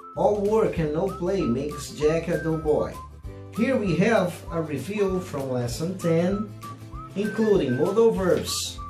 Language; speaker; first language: English; non-native, fluent; Portuguese